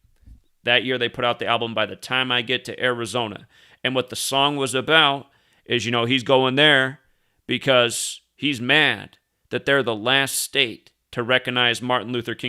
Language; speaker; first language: English; native; English